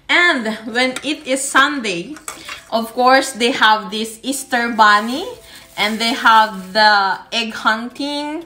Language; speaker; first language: English; non-native, local second language; Filipino